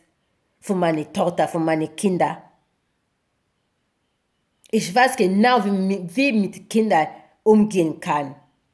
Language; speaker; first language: German; non-native, learner; Lingala